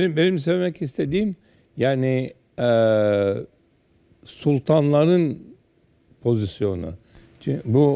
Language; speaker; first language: Turkish; early bilingual, heritage; Turkish